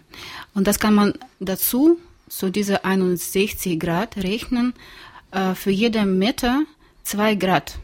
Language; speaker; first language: German; non-native, learner; Russian